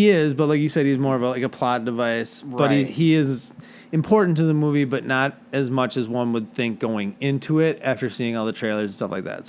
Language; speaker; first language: English; native; English